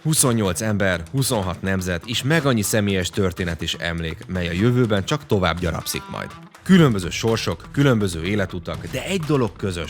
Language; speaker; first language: Hungarian; native; Hungarian